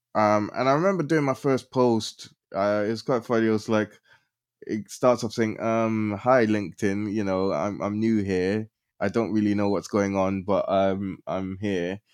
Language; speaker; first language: English; native; English